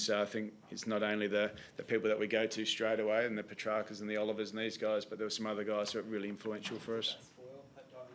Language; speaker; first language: English; native; English